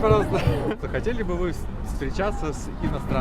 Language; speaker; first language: Russian; native; Russian